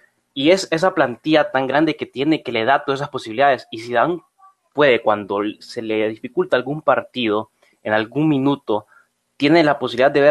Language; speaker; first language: Spanish; native; Spanish